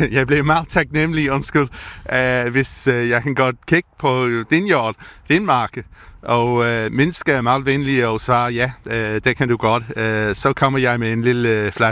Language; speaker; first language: Danish; non-native, learner; English